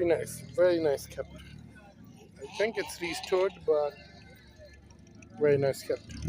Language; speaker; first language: English; non-native, local second language; Urdu